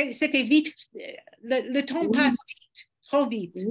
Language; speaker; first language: French; non-native, fluent; English